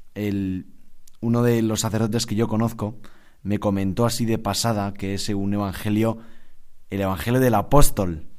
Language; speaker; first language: Spanish; native; Spanish